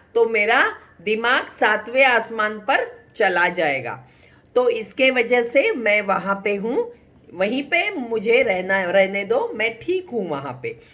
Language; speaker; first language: Hindi; non-native, local second language; Marathi